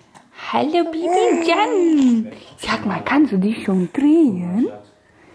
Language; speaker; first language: German; native; German